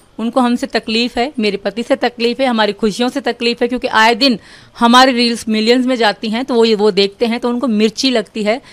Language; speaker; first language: Urdu; non-native, local second language; Sindhi